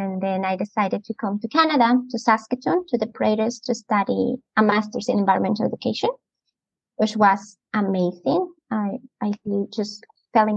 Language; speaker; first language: English; non-native, fluent; Spanish